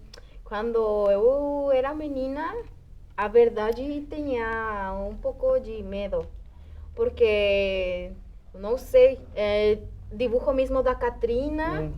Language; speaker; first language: Portuguese; non-native, fluent; Spanish